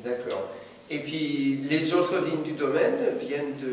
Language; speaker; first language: French; non-native, fluent; English